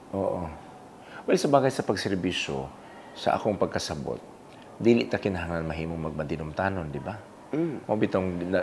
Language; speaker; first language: Cebuano; native; Cebuano